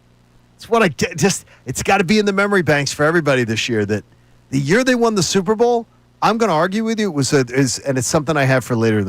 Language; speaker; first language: English; native; English